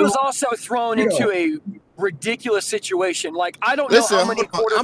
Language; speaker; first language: English; native; English